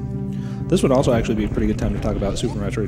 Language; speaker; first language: English; native; English